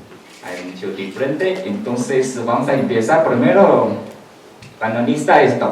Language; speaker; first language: Spanish; non-native, learner; Chinese